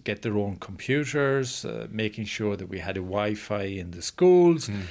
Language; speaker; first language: English; native; English